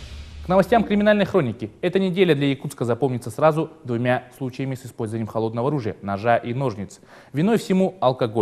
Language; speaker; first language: Russian; native; Russian